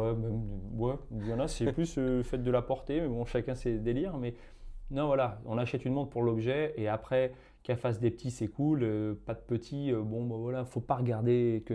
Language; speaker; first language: French; native; French